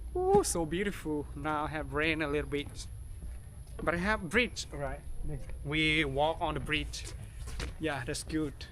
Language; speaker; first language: English; non-native, learner; Thai